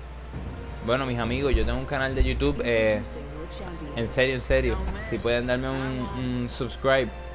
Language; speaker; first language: Spanish; early bilingual, heritage; Spanish